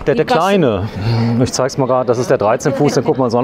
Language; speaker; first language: German; native; German